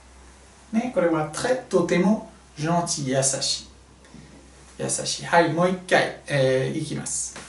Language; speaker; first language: Japanese; non-native, fluent; French